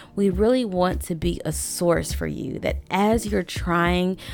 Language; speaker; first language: English; native; English